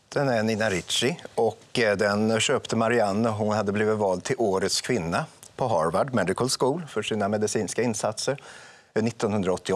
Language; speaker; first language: Swedish; native; Swedish